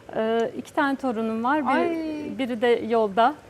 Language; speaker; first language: Turkish; native; Turkish